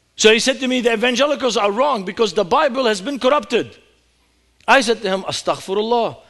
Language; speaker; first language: English; non-native, fluent; Arabic